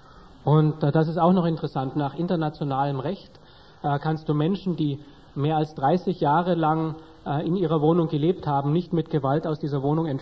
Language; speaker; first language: German; native; German